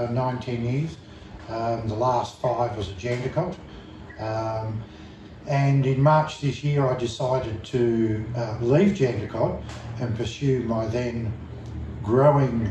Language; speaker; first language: English; native; English